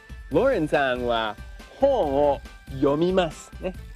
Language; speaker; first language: Japanese; non-native, fluent; English